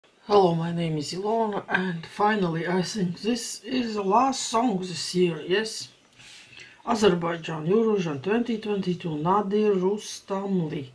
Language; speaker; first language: English; non-native, fluent; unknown